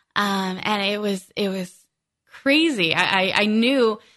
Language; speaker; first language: English; native; English